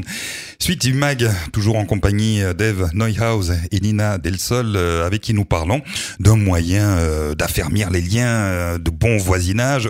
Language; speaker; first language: French; native; French